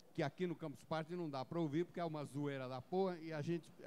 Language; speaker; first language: Portuguese; native; Portuguese